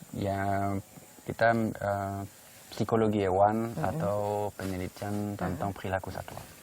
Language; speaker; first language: Indonesian; non-native, fluent; French